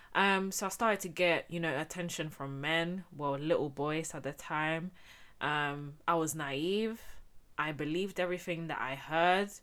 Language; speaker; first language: English; early bilingual, heritage; Spanish